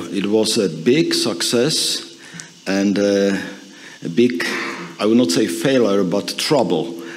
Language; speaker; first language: English; non-native, fluent; Czech